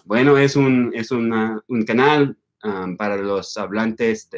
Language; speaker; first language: Spanish; non-native, fluent; English